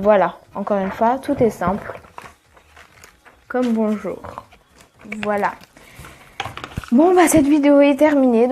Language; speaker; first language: French; native; French